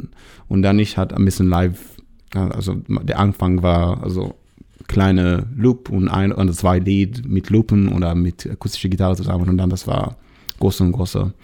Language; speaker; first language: German; non-native, learner; Hebrew